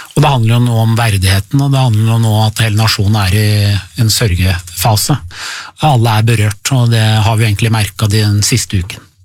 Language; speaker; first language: Norwegian; early bilingual, other home language; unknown